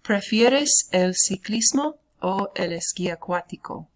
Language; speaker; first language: Spanish; non-native, fluent; English